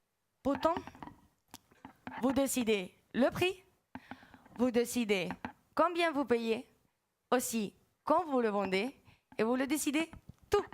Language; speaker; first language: French; non-native, fluent; Spanish